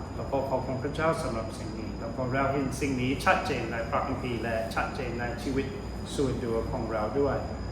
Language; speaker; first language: Thai; non-native, fluent; English